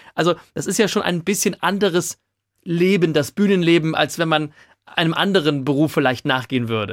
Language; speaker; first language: German; native; German